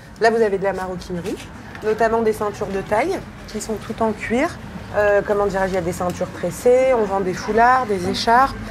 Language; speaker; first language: French; native; French